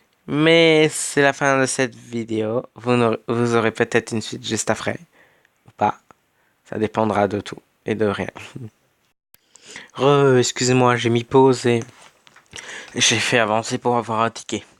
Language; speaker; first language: French; native; French